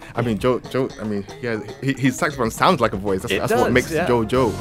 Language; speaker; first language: English; native; English